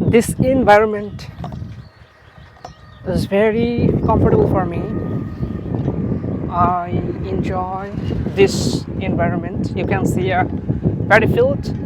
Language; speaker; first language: English; non-native, learner; Bangla